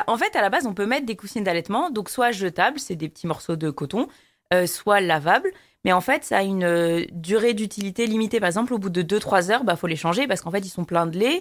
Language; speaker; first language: French; native; French